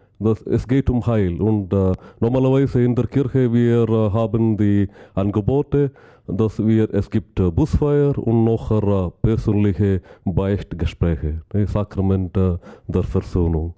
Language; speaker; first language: German; non-native, learner; Malayalam